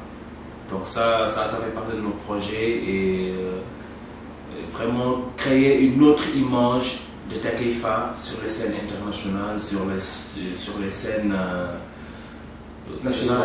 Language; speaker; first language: French; non-native, local second language; Wolof